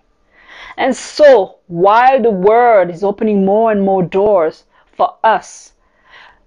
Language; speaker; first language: English; non-native, fluent; French